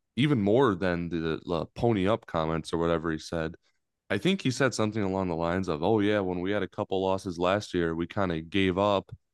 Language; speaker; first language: English; native; English